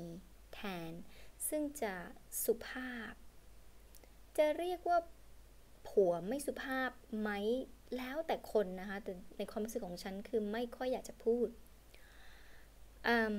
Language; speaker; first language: Thai; native; Thai